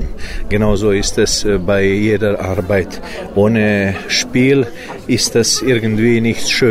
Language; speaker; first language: German; non-native, local second language; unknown